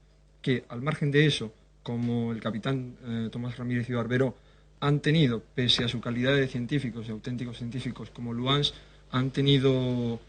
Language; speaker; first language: Spanish; native; Spanish